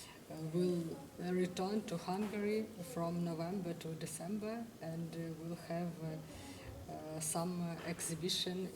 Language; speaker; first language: English; non-native, fluent; Ukrainian